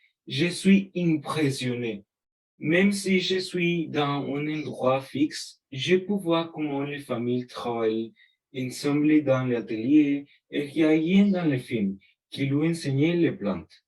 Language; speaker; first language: French; non-native, learner; Spanish